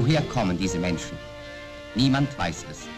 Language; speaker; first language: German; native; German